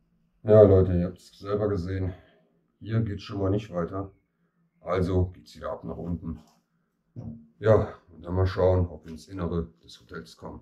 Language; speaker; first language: German; native; German